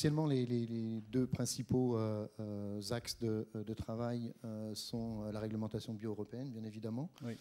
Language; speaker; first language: French; native; French